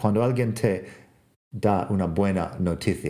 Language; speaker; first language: Spanish; non-native, fluent; English